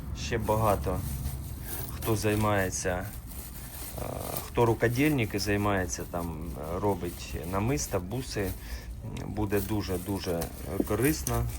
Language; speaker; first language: Ukrainian; non-native, local second language; Russian